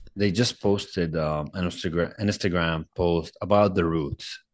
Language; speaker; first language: English; non-native, fluent; Arabic